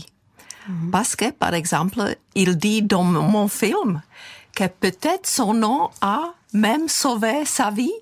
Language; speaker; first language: French; non-native, learner; Czech